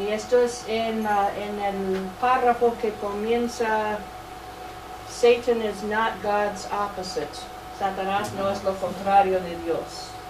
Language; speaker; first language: Spanish; non-native, fluent; English